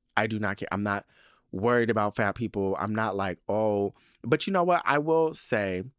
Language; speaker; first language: English; native; English